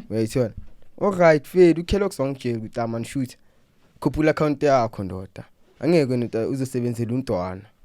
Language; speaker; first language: Zulu; non-native, local second language; Southern Sotho